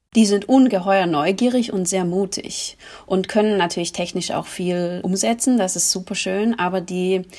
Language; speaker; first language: German; native; German